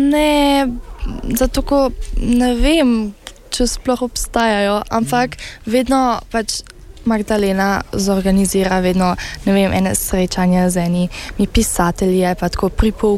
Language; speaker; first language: Slovenian; early bilingual, heritage; Slovenian